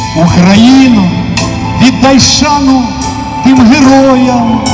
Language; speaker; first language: Ukrainian; native; Ukrainian